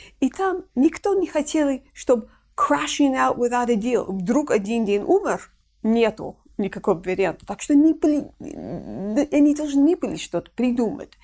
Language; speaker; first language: Russian; non-native, fluent; English